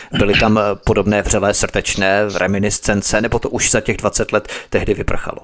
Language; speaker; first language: Czech; native; Czech